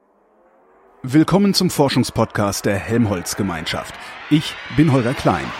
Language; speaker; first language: German; native; German